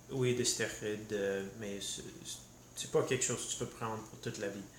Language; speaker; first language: French; non-native, learner; English